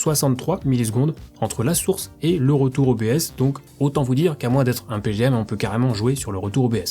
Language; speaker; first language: French; native; French